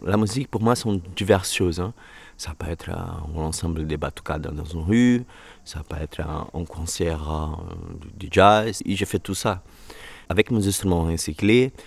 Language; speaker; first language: French; non-native, fluent; Portuguese